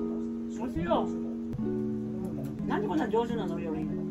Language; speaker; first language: Japanese; non-native, learner; Filipino